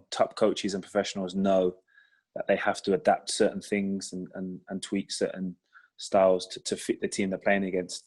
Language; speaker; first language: English; native; English